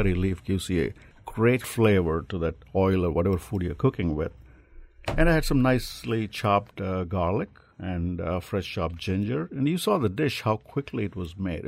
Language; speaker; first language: English; non-native, local second language; Telugu